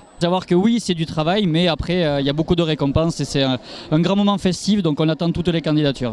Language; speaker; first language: French; native; French